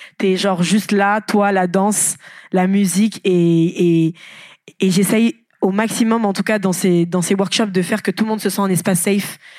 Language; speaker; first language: French; non-native, local second language; Lingala